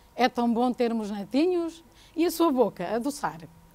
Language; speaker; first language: Portuguese; native; Portuguese